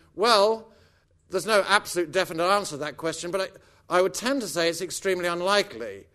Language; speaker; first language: English; native; English